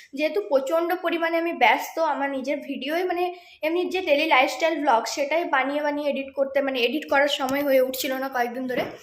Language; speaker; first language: Bangla; non-native, local second language; Santali